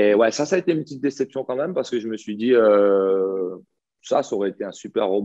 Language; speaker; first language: French; native; French